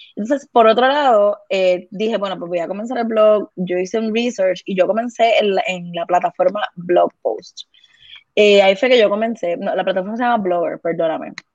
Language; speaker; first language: Spanish; native; Spanish